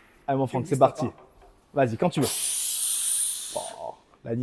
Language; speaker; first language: French; native; French